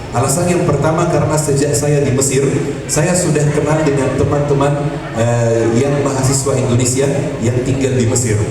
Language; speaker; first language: Indonesian; non-native, fluent; Arabic